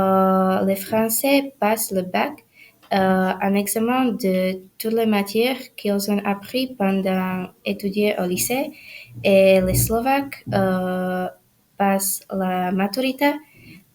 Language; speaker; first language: French; non-native, fluent; Slovak